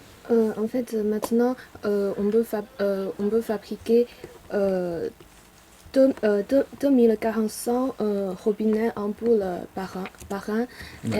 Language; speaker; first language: French; non-native, learner; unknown